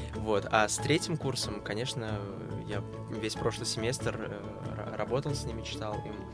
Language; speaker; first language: Russian; native; Russian